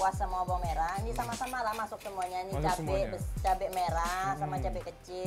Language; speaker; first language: Indonesian; native; Indonesian